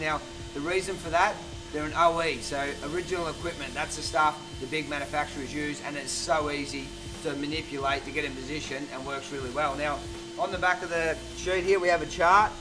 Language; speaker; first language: English; native; English